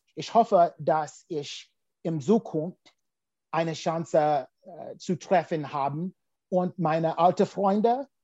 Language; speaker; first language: German; non-native, learner; English